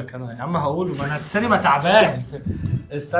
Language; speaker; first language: Arabic; native; Arabic